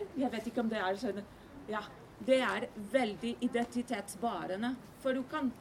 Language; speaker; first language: Norwegian; non-native, fluent; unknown